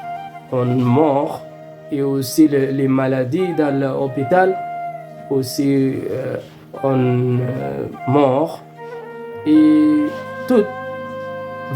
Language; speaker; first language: French; non-native, learner; Arabic